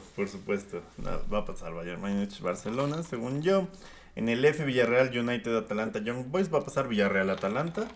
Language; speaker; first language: Spanish; native; Spanish